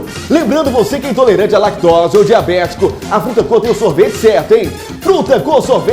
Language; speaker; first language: Portuguese; native; Portuguese